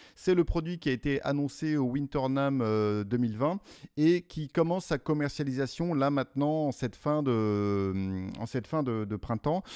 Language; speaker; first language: French; native; French